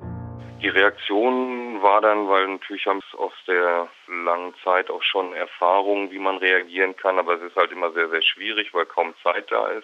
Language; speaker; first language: German; native; German